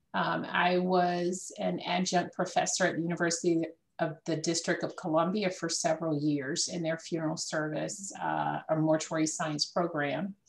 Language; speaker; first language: English; native; English